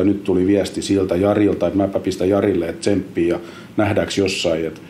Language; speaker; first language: Finnish; native; Finnish